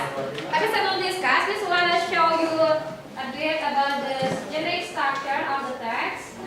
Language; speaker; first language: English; non-native, learner; Indonesian